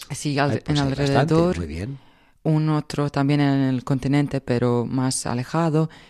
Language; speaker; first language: Spanish; non-native, fluent; Croatian